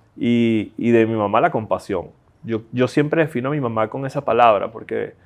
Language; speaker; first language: Spanish; native; Spanish